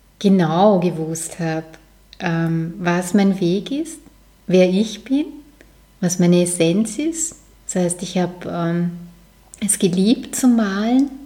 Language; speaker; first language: German; native; German